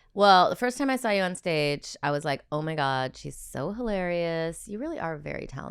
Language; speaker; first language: English; native; English